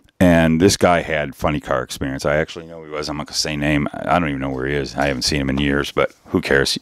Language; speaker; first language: English; native; English